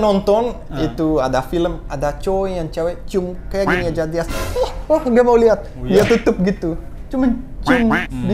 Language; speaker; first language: Indonesian; non-native, fluent; Portuguese